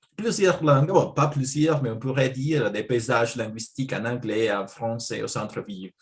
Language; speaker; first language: French; non-native, fluent; Spanish